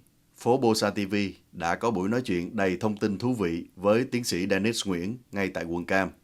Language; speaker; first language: Vietnamese; native; Vietnamese